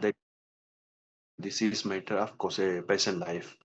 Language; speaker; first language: English; non-native, learner; Hindi